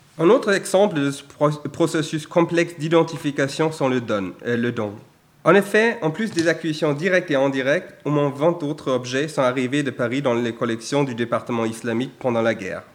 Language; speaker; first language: French; non-native, fluent; German